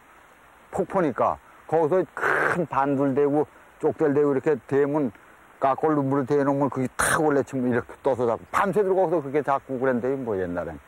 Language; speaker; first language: Korean; native; Korean